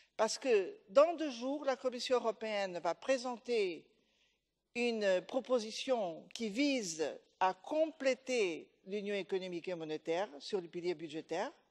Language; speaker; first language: French; non-native, fluent; Portuguese